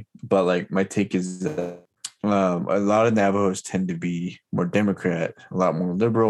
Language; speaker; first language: English; native; English